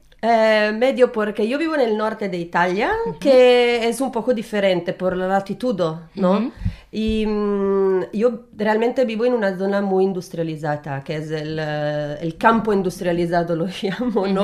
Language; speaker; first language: Spanish; non-native, learner; Italian